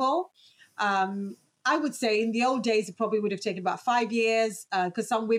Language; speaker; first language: English; native; English